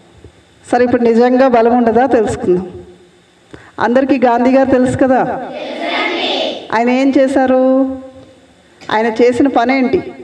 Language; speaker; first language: Telugu; native; Telugu